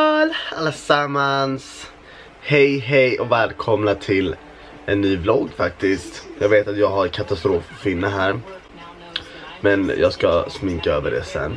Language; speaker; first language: Swedish; native; Swedish